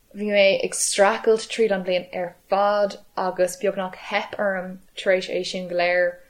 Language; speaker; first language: Irish; non-native, local second language; English